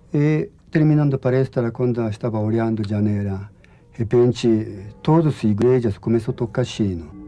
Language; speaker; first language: Portuguese; non-native, learner; Japanese